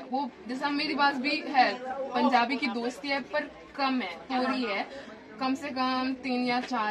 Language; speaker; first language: Hindi; non-native, learner; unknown